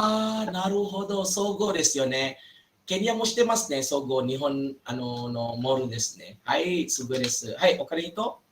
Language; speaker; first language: Japanese; non-native, fluent; Malay